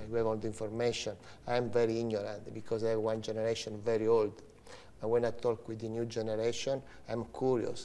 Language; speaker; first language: English; non-native, learner; Italian